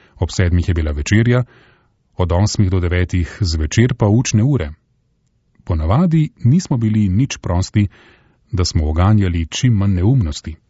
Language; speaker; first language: Slovenian; native; Slovenian